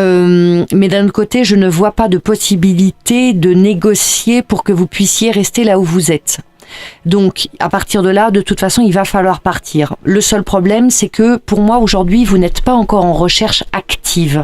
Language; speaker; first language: French; native; French